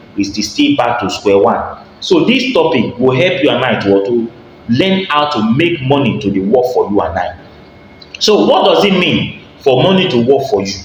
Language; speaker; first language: Nigerian Pidgin; non-native, local second language; Yoruba